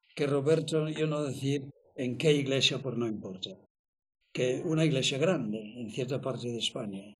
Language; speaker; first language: Spanish; non-native, fluent; English